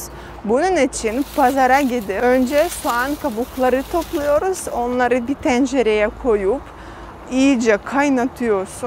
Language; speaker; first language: Turkish; non-native, fluent; Russian